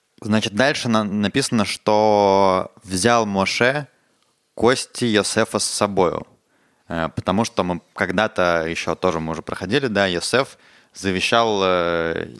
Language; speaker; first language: Russian; native; Russian